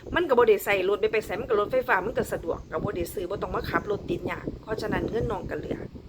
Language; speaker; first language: Thai; native; Thai